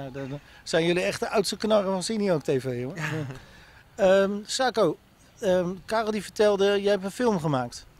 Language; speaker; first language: Dutch; native; Dutch